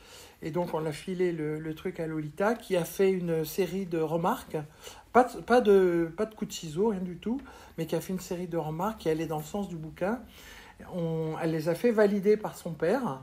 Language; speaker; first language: French; native; French